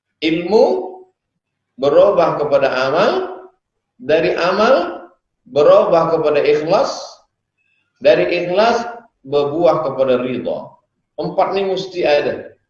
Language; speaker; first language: Malay; native; Malay